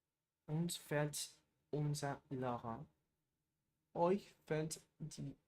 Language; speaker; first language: German; non-native, learner; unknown